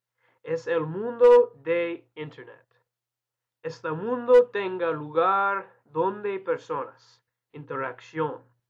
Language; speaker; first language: Spanish; non-native, learner; English